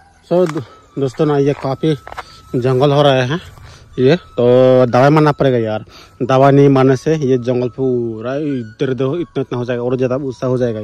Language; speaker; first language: Hindi; non-native, local second language; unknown